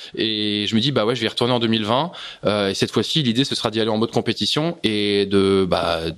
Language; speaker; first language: French; native; French